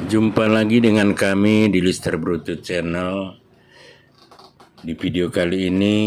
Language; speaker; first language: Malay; non-native, local second language; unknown